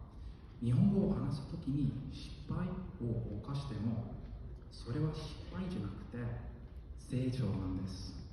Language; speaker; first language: Japanese; non-native, fluent; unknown